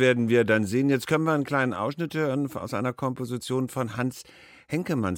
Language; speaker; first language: German; native; German